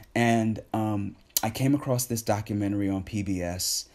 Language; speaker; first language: English; native; English